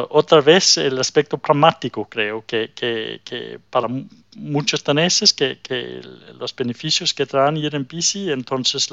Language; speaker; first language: Spanish; non-native, fluent; Danish